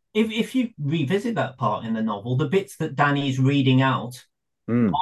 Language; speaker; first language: English; native; English